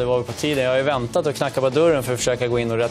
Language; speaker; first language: Swedish; native; Swedish